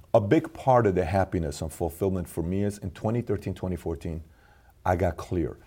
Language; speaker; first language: English; early bilingual, other home language; Persian